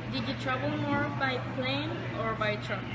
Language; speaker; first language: English; non-native, learner; Spanish